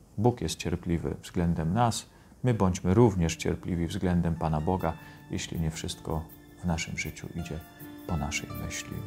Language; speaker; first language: Polish; native; Polish